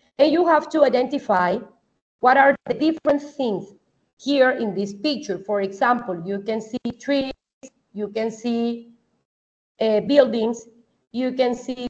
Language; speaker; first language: English; non-native, fluent; Spanish